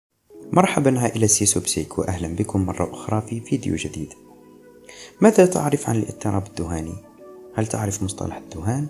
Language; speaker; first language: Arabic; native; Arabic